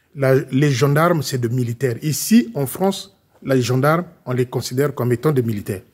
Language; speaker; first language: French; non-native, local second language; Lingala